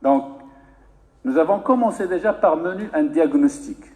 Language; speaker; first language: French; non-native, local second language; Arabic